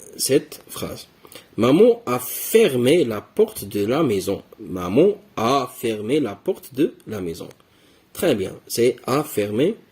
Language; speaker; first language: French; non-native, local second language; Arabic